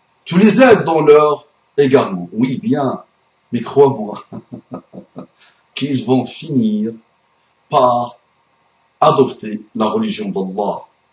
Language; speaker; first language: French; non-native, fluent; Arabic